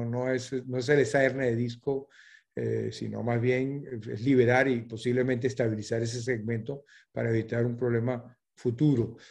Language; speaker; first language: Spanish; native; Spanish